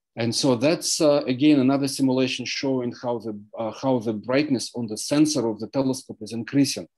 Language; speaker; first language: English; non-native, fluent; Russian